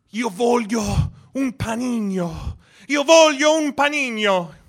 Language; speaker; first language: English; early bilingual, other home language; Persian